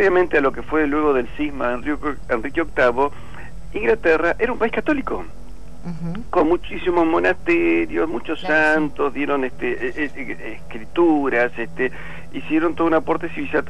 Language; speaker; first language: Spanish; native; Spanish